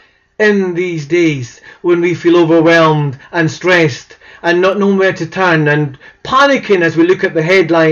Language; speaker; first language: English; native; English